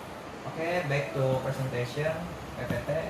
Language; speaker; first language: English; non-native, learner; Indonesian